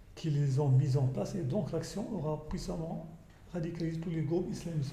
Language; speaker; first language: French; non-native, local second language; Arabic